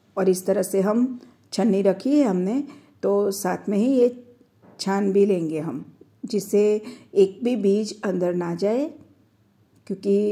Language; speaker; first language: Hindi; non-native, local second language; Gujarati